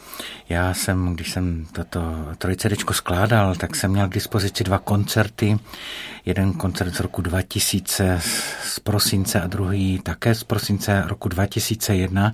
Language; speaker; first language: Czech; native; Czech